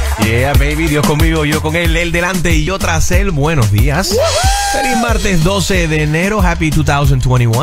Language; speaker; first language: Spanish; native; Spanish